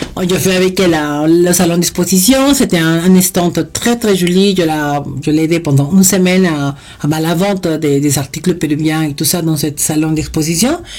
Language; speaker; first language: French; non-native, fluent; Spanish